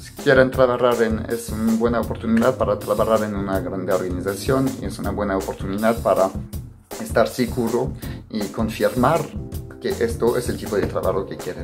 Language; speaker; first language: Spanish; non-native, fluent; French